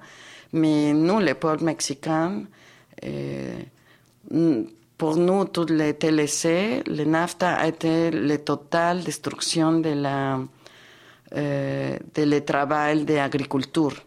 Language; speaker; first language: French; non-native, fluent; Spanish